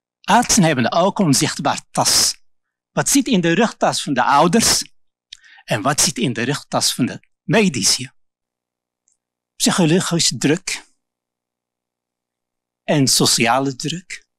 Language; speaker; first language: Dutch; non-native, local second language; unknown